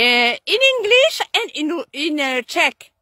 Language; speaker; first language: English; non-native, fluent; French